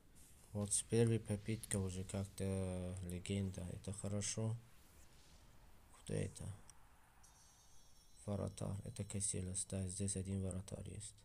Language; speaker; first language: Russian; non-native, fluent; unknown